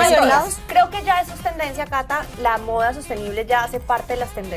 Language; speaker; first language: Spanish; native; Spanish